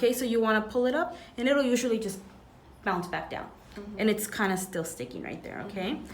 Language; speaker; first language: English; native; English